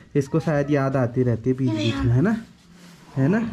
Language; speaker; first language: Hindi; native; Hindi